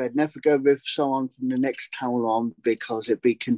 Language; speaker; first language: English; native; English